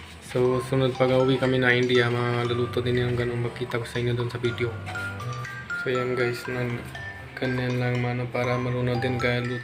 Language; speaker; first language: Filipino; non-native, learner; Punjabi